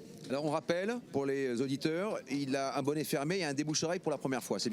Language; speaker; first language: French; native; French